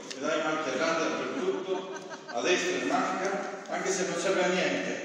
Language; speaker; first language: Italian; non-native, fluent; Spanish